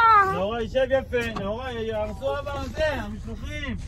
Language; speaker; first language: Hebrew; native; Hebrew